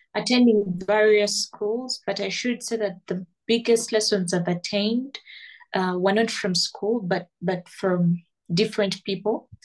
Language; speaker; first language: English; non-native, local second language; Ganda